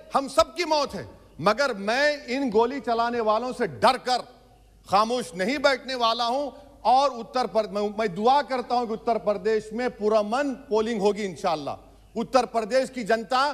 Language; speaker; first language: Urdu; native; Urdu